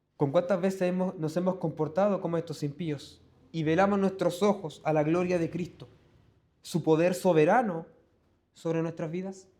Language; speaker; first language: Spanish; native; Spanish